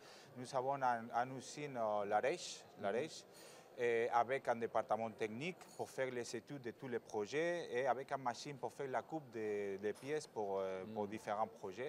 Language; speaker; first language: French; non-native, fluent; Spanish